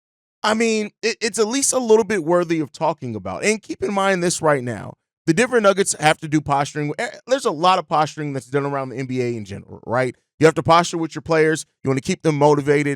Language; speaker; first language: English; native; English